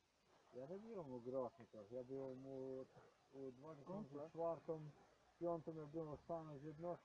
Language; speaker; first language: Polish; non-native, learner; Ukrainian